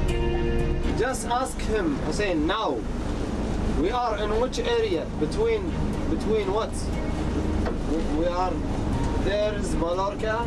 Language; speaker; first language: English; non-native, learner; Arabic